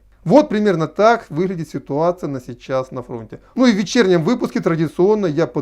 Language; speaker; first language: Russian; native; Russian